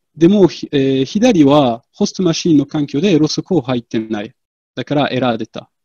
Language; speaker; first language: Japanese; non-native, fluent; French